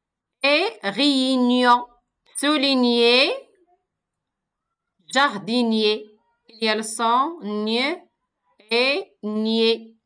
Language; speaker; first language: French; non-native, local second language; Arabic